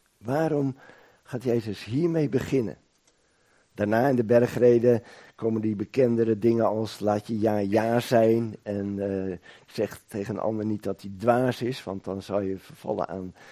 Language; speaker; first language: Dutch; native; Dutch